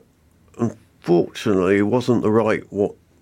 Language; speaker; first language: English; native; English